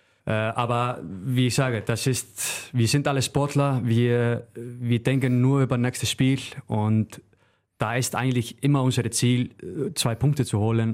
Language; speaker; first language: German; non-native, fluent; Icelandic